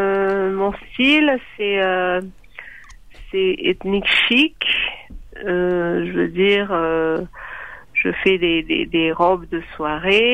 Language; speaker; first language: French; non-native, local second language; Malagasy